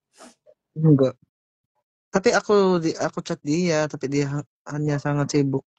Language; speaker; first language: Indonesian; non-native, learner; Filipino